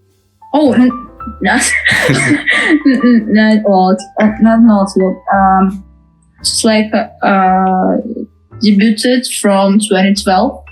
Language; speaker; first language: English; non-native, fluent; Russian